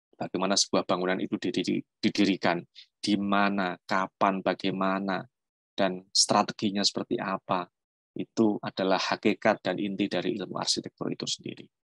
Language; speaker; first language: Indonesian; non-native, local second language; Javanese